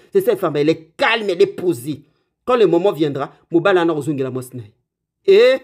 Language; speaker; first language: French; non-native, local second language; Lingala